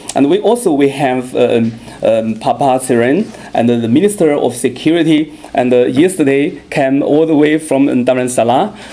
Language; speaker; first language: English; non-native, fluent; Chinese